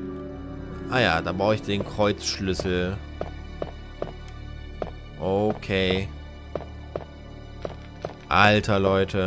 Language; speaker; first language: German; native; German